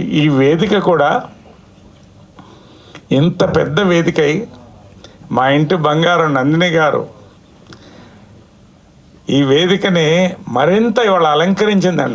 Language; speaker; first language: Telugu; native; Telugu